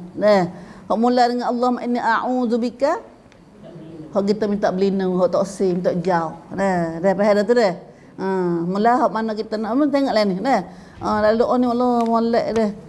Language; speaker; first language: Malay; native; Malay